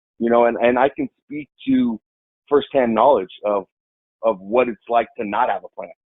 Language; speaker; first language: English; native; English